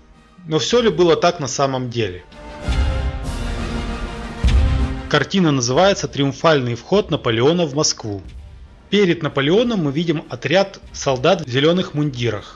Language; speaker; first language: Russian; native; Russian